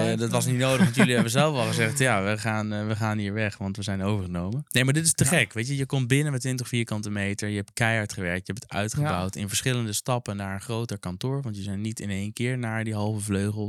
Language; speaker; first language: Dutch; native; Dutch